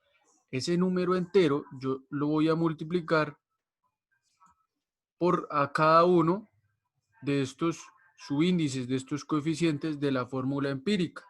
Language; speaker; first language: Spanish; native; Spanish